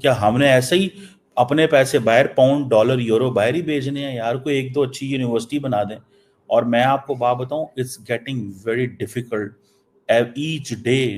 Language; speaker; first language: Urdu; non-native, local second language; Punjabi